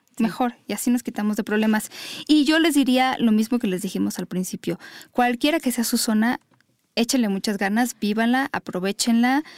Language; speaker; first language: Spanish; native; Spanish